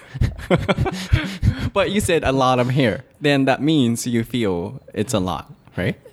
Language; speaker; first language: English; non-native, learner; Japanese